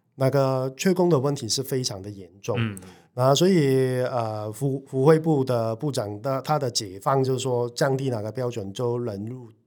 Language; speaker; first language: Chinese; non-native, local second language; Cantonese